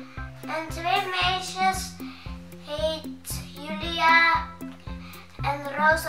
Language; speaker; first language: Dutch; early bilingual, other home language; Indonesian